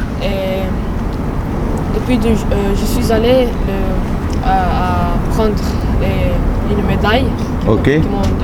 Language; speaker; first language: French; non-native, learner; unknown